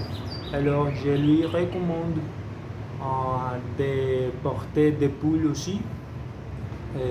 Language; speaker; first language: French; non-native, learner; Spanish